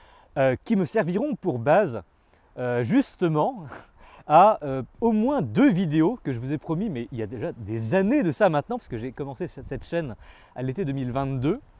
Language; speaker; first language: French; native; French